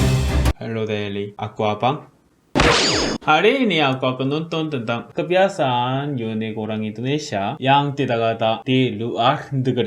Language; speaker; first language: Indonesian; non-native, learner; Korean